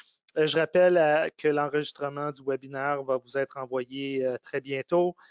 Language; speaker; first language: French; native; French